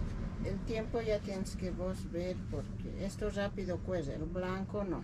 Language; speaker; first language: Spanish; native; Spanish